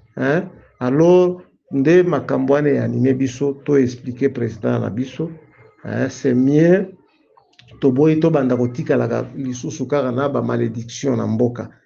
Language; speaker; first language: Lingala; non-native, local second language; Swahili